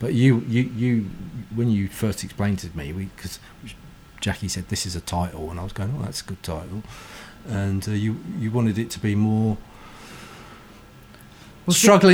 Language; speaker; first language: English; native; English